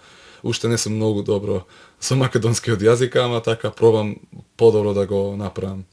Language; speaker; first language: Macedonian; early bilingual, heritage; Macedonian